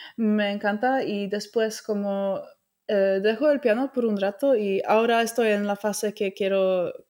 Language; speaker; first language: Spanish; non-native, fluent; English